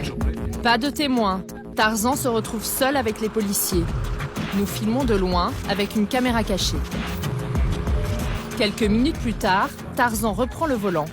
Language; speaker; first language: French; native; French